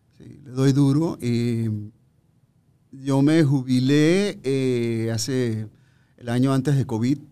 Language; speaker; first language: Spanish; native; Spanish